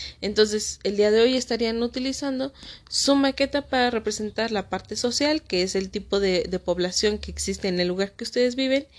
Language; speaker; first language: Spanish; native; Spanish